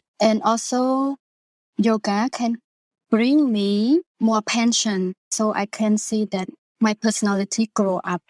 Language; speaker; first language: English; non-native, learner; Khmer